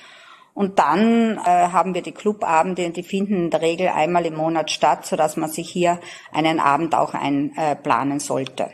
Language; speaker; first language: German; native; German